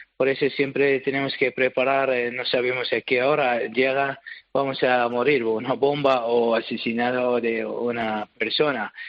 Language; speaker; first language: Spanish; non-native, learner; Arabic